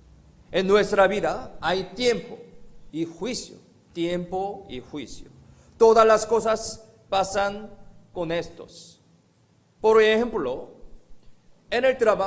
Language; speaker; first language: Spanish; non-native, fluent; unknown